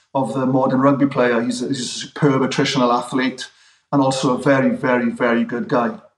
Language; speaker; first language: English; native; English